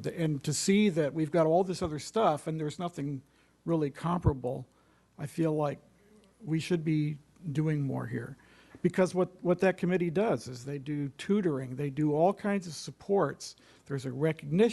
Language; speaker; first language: English; native; English